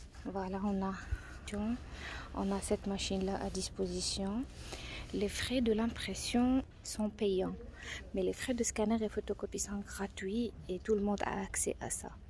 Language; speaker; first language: French; non-native, fluent; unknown